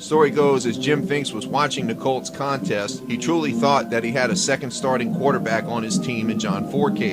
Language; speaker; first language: English; native; English